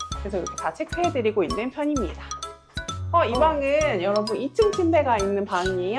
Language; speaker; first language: Korean; native; Korean